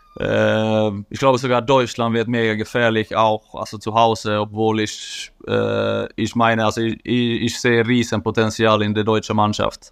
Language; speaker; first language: German; non-native, fluent; Swedish